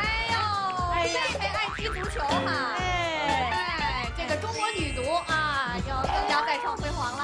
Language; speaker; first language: Chinese; native; Chinese